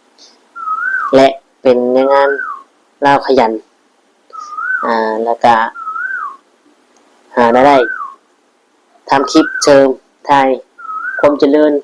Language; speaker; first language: Thai; non-native, local second language; Northeastern Thai